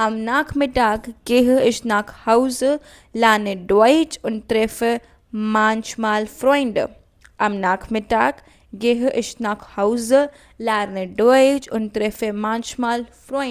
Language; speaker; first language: German; non-native, learner; Hindi